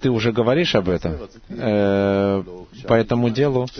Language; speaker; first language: Russian; non-native, fluent; Hebrew